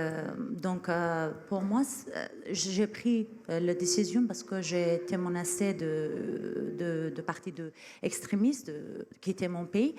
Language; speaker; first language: French; non-native, fluent; Persian